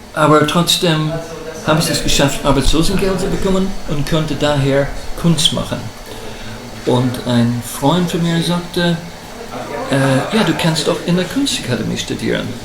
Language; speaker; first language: German; non-native, fluent; English